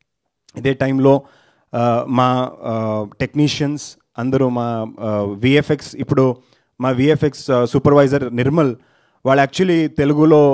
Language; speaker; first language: Telugu; non-native, learner; Kannada